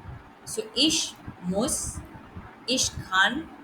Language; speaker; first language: German; non-native, learner; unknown